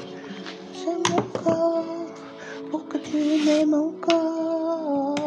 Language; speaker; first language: French; native; French